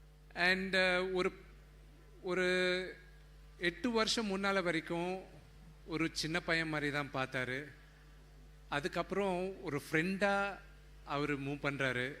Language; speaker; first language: Tamil; non-native, local second language; Telugu